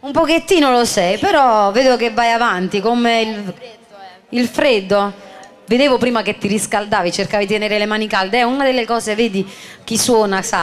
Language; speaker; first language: Italian; native; Italian